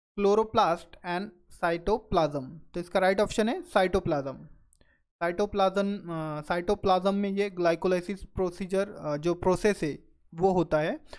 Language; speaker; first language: Hindi; non-native, local second language; Marathi